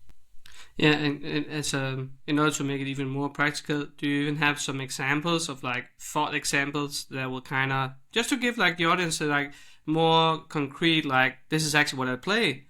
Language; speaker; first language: English; non-native, fluent; Danish